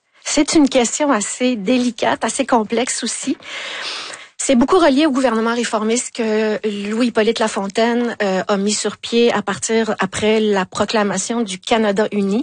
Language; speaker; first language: French; native; French